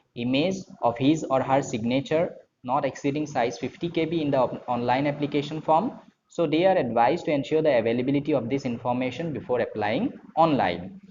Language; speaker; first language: English; non-native, local second language; Assamese